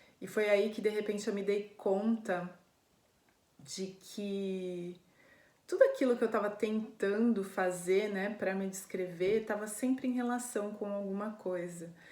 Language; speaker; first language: Portuguese; native; Portuguese